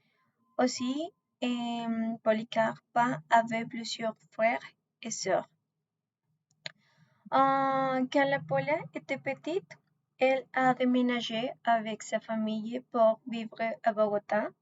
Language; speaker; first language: French; non-native, learner; Spanish